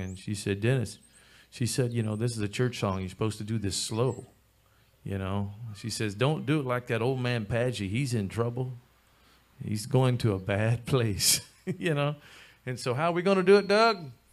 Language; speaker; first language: English; native; English